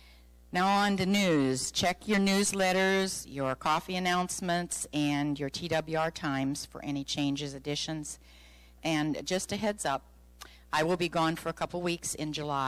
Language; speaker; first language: English; native; English